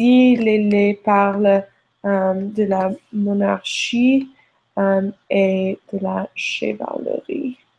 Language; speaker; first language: French; non-native, learner; English